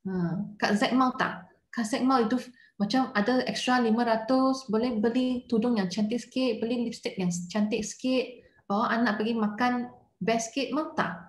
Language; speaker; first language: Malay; non-native, local second language; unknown